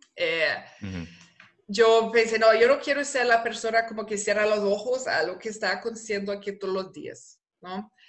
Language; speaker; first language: Spanish; non-native, fluent; German